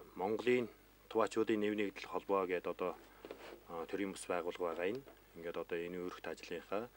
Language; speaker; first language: Mongolian; non-native, local second language; Tuvinian